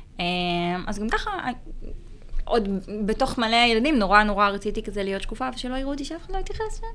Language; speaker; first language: Hebrew; native; Hebrew